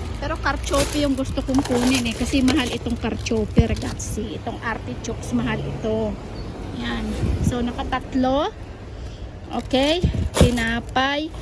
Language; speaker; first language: Filipino; native; Filipino